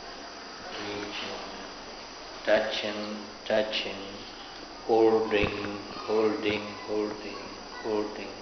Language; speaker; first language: English; non-native, fluent; Burmese